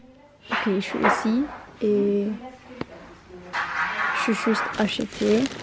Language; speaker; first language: French; non-native, learner; Norwegian